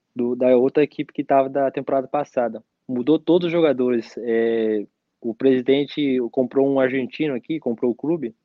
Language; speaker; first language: Portuguese; native; Portuguese